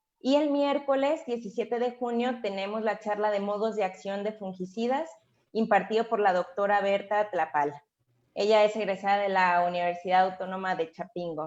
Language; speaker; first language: Spanish; native; Spanish